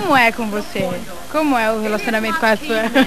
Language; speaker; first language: Portuguese; native; Portuguese